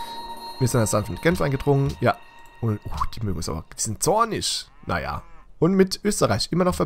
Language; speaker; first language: German; native; German